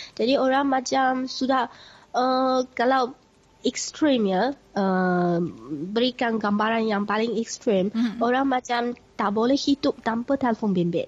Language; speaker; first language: Malay; non-native, learner; Chinese